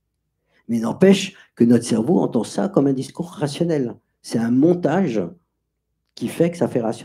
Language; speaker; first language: French; native; French